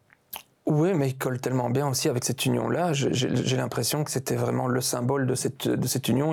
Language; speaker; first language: French; native; French